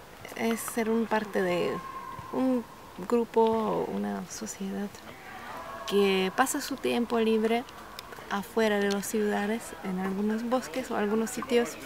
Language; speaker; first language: Spanish; non-native, fluent; Czech